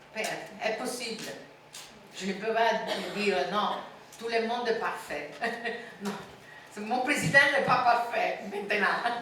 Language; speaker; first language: French; non-native, fluent; Italian